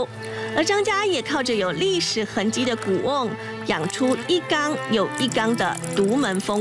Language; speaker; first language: Chinese; native; Chinese